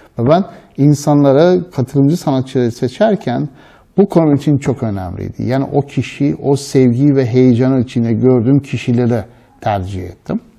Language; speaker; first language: Turkish; non-native, fluent; Persian